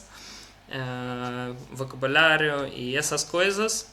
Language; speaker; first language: Portuguese; non-native, learner; Russian